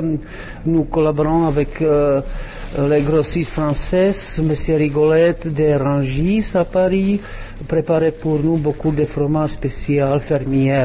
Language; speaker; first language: French; non-native, learner; Czech